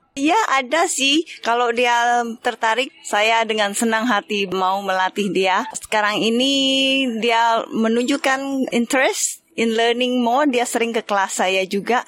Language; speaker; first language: Indonesian; native; Indonesian